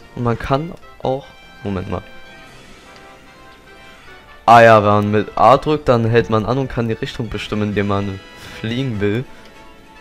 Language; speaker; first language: German; native; German